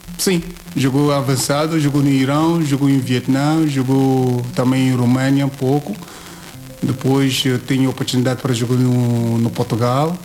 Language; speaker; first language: Portuguese; non-native, learner; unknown